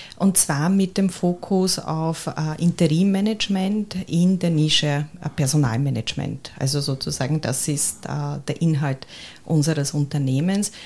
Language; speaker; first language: German; early bilingual, heritage; German